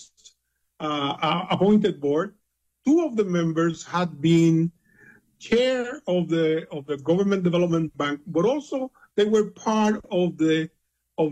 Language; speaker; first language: English; non-native, fluent; Spanish